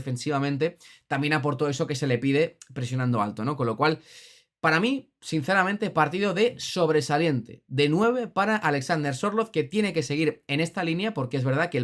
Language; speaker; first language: Spanish; native; Spanish